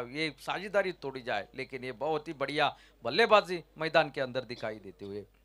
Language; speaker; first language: Hindi; non-native, local second language; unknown